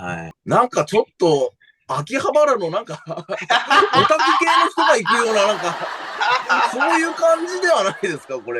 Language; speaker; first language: Japanese; native; Japanese